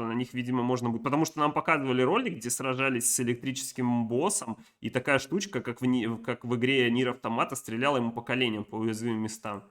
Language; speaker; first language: Russian; native; Russian